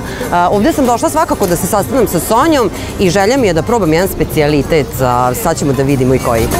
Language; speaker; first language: Serbian; native; Serbian